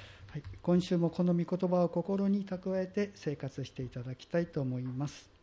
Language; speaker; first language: Japanese; native; Japanese